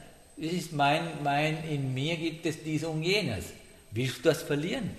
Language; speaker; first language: German; non-native, learner; Sinhala